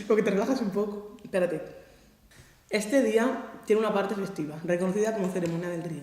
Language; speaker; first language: Spanish; native; Spanish